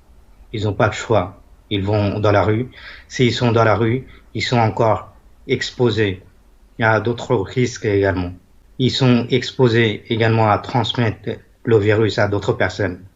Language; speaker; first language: French; non-native, fluent; Bangla